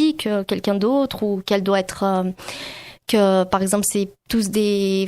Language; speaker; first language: French; native; French